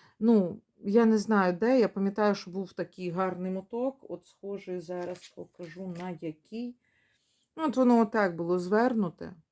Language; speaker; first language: Ukrainian; non-native, local second language; Russian